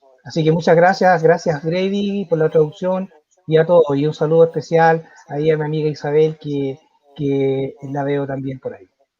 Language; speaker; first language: Spanish; native; Spanish